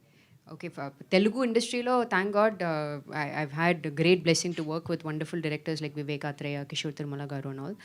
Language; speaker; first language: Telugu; non-native, fluent; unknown